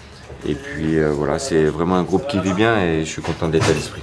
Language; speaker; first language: French; native; French